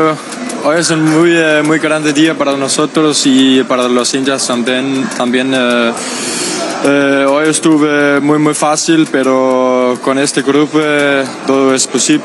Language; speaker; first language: Spanish; non-native, learner; Danish